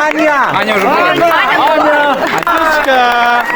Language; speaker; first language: Russian; non-native, local second language; Tajik